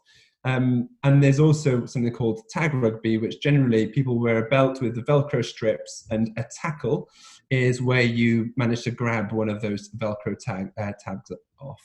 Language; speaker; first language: English; native; English